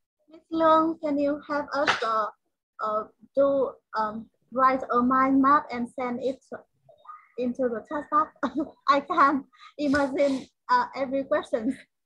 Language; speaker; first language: English; non-native, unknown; Vietnamese